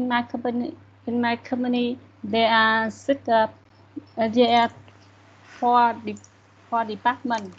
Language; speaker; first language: English; non-native, learner; Vietnamese